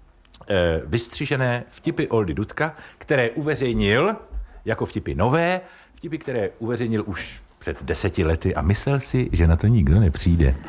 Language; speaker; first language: Czech; native; Czech